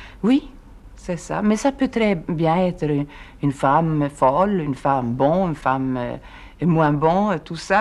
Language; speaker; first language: French; non-native, fluent; Swedish